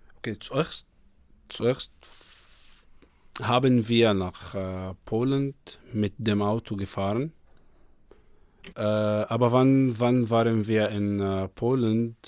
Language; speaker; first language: German; non-native, learner; Arabic